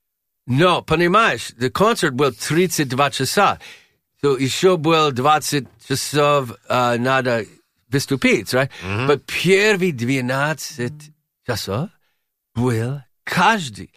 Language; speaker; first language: Russian; non-native, learner; English